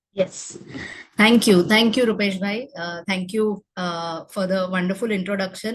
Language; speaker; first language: English; non-native, local second language; Gujarati